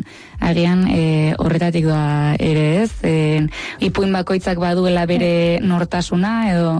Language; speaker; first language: Basque; native; Basque